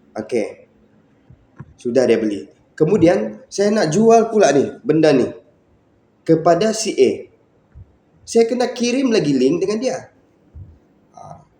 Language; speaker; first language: Malay; native; Malay